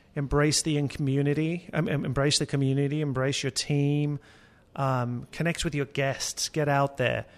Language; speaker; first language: English; native; English